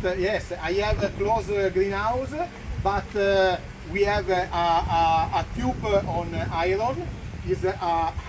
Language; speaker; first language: English; non-native, learner; Italian